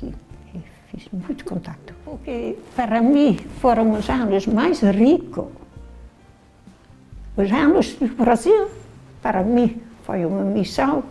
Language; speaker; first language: Portuguese; non-native, learner; Dutch